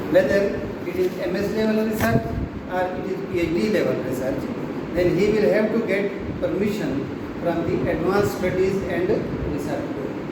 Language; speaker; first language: English; non-native, local second language; Urdu